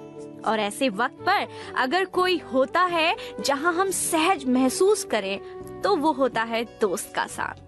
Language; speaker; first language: Hindi; native; Hindi